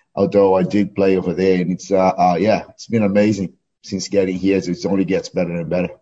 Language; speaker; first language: English; non-native, fluent; Portuguese